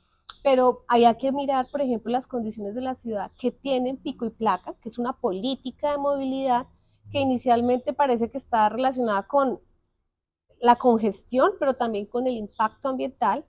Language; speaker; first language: Spanish; native; Spanish